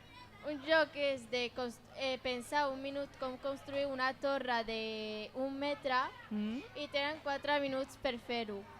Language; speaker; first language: Catalan; non-native, local second language; Spanish